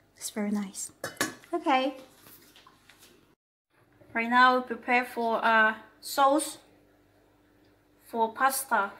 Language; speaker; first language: English; non-native, learner; Indonesian